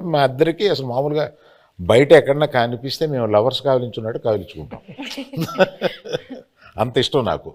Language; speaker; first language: Telugu; native; Telugu